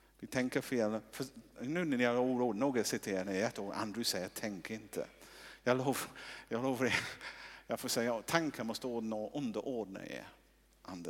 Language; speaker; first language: Swedish; non-native, fluent; English